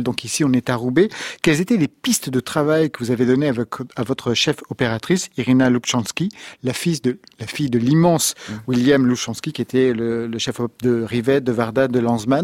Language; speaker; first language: French; native; French